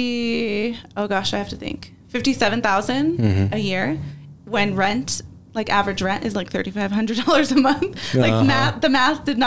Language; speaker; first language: English; native; English